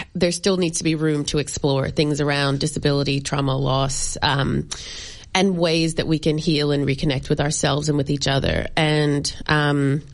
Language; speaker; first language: English; native; English